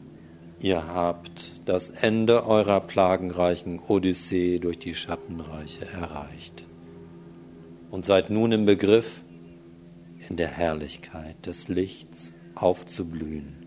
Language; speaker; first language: German; native; German